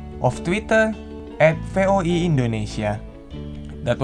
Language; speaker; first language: Dutch; non-native, fluent; Indonesian